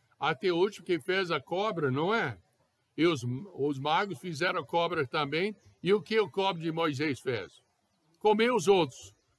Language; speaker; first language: Portuguese; non-native, fluent; English